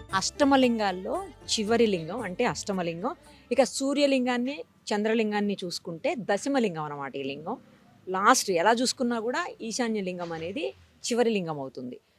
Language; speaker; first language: Telugu; native; Telugu